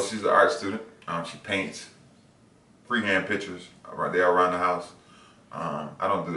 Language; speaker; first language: English; native; English